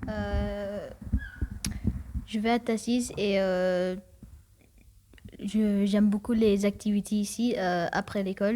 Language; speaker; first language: French; non-native, learner; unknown